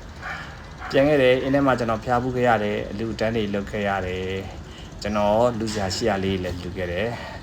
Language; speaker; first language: Burmese; non-native, local second language; Pa'o Karen